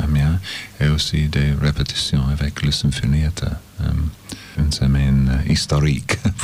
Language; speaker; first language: French; non-native, learner; English